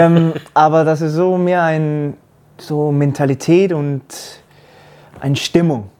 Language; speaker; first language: German; non-native, learner; Danish